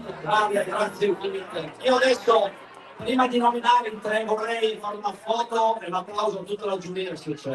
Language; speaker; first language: Italian; native; Italian